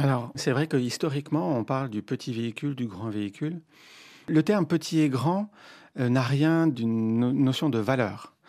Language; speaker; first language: French; native; French